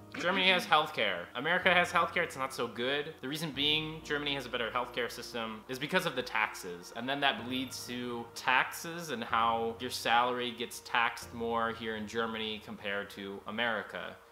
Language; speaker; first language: English; native; English